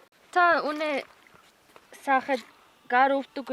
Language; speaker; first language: Mongolian; non-native, learner; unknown